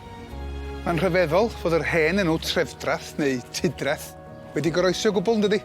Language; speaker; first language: Welsh; native; Welsh